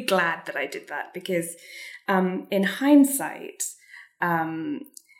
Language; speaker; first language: English; native; English